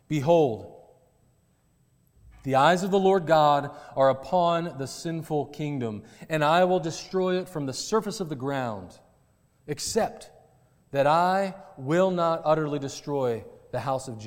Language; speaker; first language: English; native; English